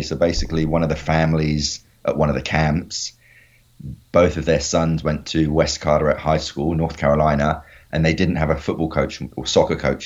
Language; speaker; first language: English; native; English